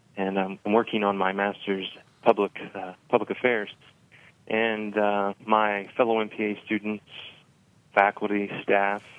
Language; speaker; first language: English; native; English